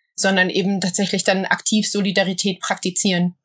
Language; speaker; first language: German; native; German